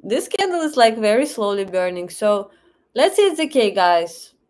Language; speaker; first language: English; non-native, fluent; Russian